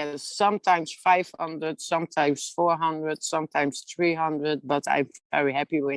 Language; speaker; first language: English; non-native, learner; Dutch